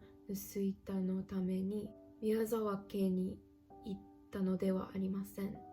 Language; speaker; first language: Japanese; non-native, learner; English